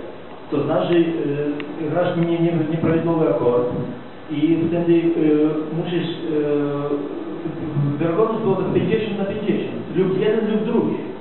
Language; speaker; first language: Polish; non-native, learner; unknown